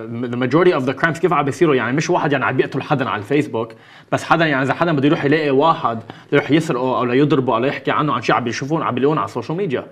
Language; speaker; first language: Arabic; early bilingual, other home language; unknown